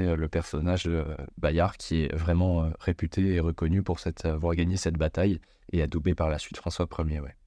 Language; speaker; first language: French; native; French